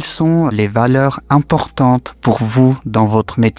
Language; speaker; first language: French; native; French